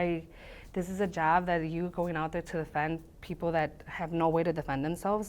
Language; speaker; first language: English; early bilingual, other home language; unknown